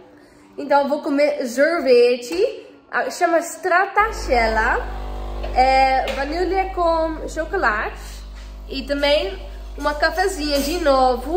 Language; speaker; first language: Portuguese; non-native, learner; Dutch